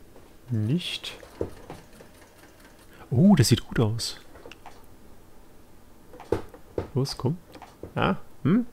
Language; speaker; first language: German; native; German